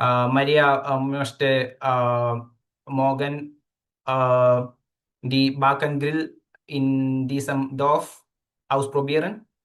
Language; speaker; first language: German; non-native, learner; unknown